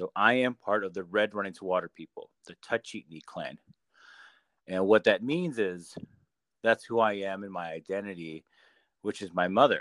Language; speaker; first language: English; early bilingual, other home language; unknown